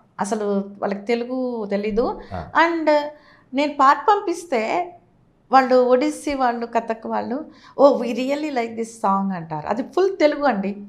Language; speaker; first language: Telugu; native; Telugu